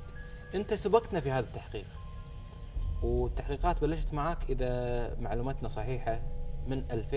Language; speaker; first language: Arabic; native; Arabic